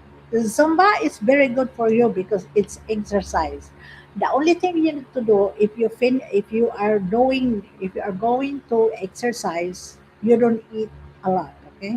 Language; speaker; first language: English; non-native, local second language; Filipino